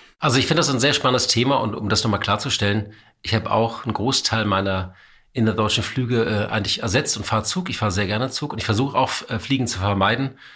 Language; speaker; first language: German; native; German